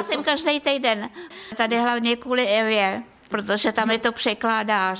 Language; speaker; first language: Czech; non-native, fluent; Russian